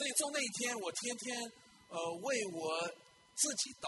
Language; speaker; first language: Chinese; non-native, fluent; English